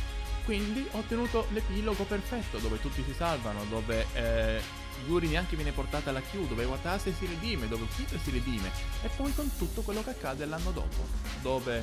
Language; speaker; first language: Italian; native; Italian